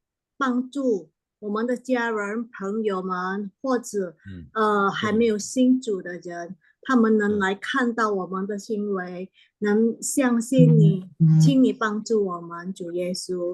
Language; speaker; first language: Chinese; non-native, learner; Indonesian